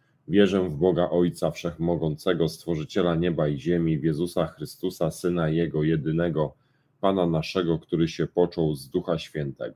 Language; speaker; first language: Polish; native; Polish